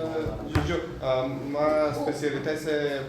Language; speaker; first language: French; non-native, learner; Bulgarian